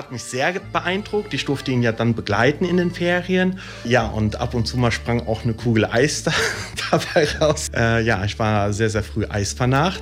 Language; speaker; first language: German; early bilingual, other home language; Italian